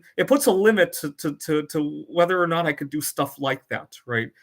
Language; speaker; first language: English; native; English